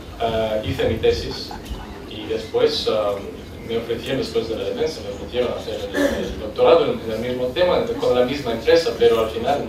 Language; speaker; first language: Spanish; non-native, fluent; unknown